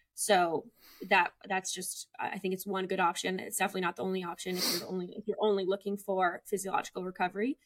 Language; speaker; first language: English; native; English